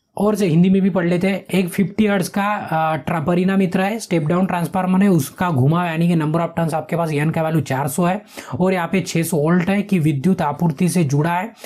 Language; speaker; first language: Hindi; non-native, local second language; Marathi